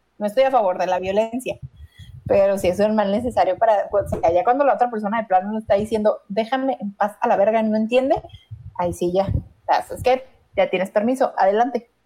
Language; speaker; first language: Spanish; native; Spanish